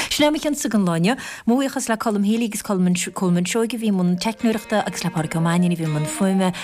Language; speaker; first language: Irish; native; Irish